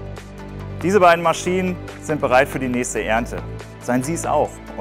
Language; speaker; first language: German; native; German